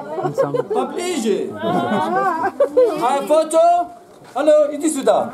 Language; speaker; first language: Russian; non-native, learner; Arabic